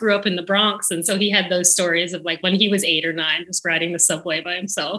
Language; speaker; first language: English; native; English